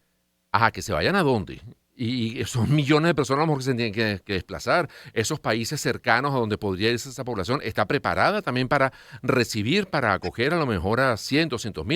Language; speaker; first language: Spanish; native; Spanish